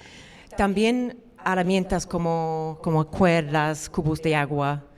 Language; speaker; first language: Spanish; non-native, fluent; English